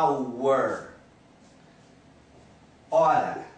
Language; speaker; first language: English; non-native, fluent; Portuguese